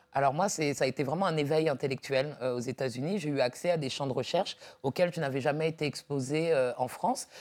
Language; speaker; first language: French; early bilingual, other home language; Dyula